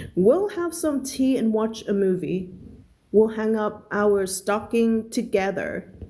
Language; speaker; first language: English; non-native, fluent; Thai